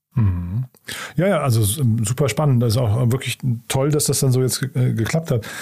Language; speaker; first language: German; native; German